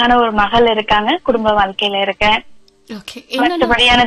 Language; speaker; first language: Tamil; native; Tamil